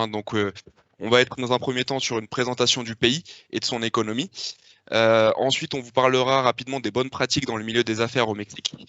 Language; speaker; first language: French; native; French